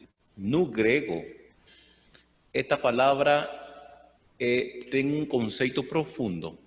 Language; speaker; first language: Portuguese; non-native, fluent; Spanish